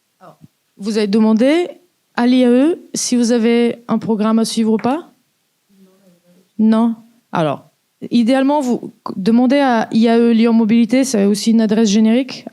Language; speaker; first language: French; native; French